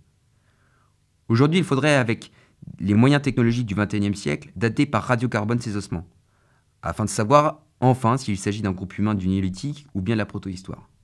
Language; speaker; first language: French; native; French